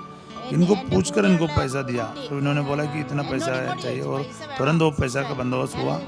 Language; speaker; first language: Hindi; native; Hindi